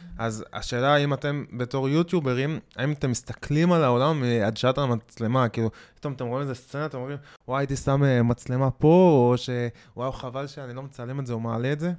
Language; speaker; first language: Hebrew; native; Hebrew